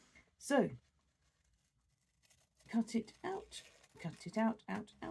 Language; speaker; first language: English; native; English